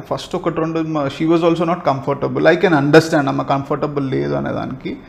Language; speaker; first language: Telugu; native; Telugu